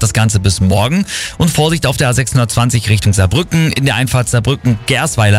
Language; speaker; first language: German; native; German